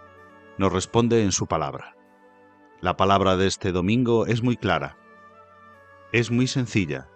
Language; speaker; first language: Spanish; native; Spanish